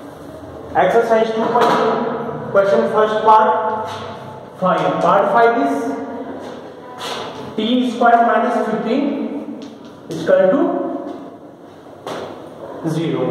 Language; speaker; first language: Hindi; native; Hindi